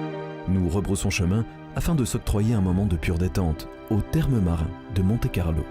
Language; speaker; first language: French; native; French